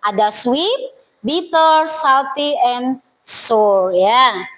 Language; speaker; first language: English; non-native, fluent; Indonesian